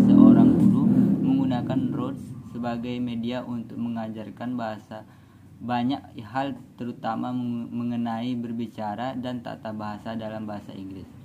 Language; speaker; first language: Indonesian; native; Indonesian